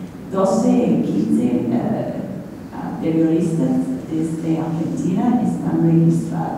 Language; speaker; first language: Spanish; non-native, fluent; English